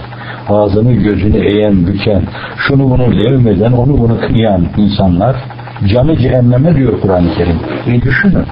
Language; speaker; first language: Turkish; native; Turkish